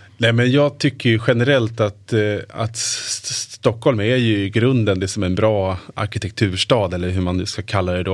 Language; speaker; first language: Swedish; native; Swedish